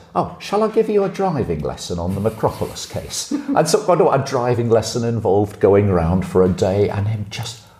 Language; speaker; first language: English; native; English